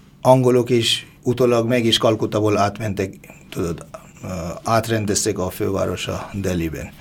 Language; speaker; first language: Hungarian; non-native, fluent; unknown